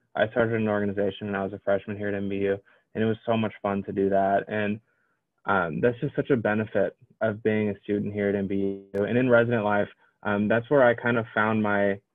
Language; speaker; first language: English; native; English